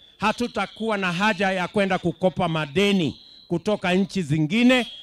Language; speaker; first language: Swahili; non-native, local second language; Kalenjin